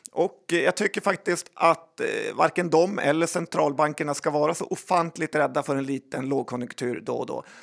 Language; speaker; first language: Swedish; native; Swedish